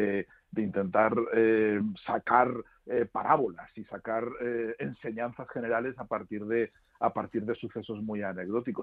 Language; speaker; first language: Spanish; native; Spanish